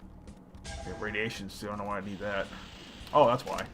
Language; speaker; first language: English; native; English